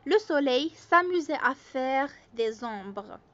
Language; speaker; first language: French; non-native, local second language; Arabic